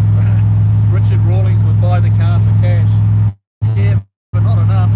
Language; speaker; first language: English; native; English